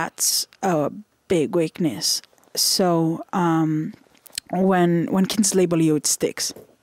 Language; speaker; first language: English; non-native, fluent; Hebrew